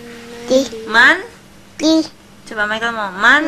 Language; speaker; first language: Indonesian; native; Indonesian